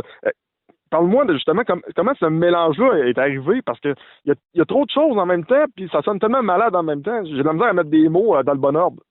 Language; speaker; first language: French; native; French